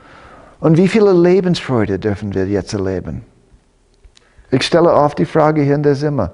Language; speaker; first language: German; non-native, fluent; English